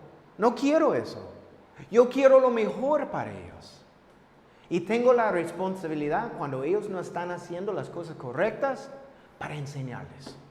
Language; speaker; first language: Spanish; non-native, fluent; English